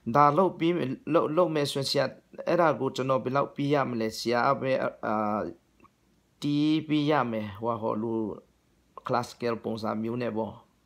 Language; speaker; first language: Burmese; non-native, local second language; Tedim Chin